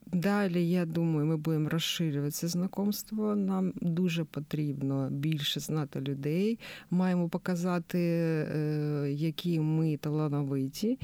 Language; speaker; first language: Ukrainian; native; Ukrainian